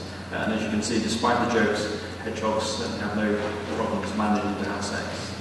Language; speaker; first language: English; native; English